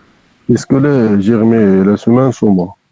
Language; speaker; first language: French; non-native, local second language; Arabic